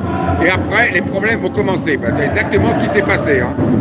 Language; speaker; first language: French; native; French